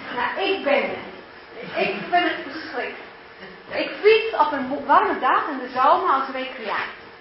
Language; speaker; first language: Dutch; early bilingual, heritage; English